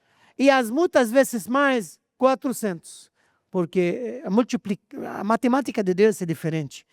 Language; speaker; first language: Portuguese; non-native, fluent; Arabic